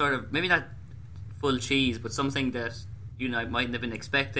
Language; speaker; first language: English; native; English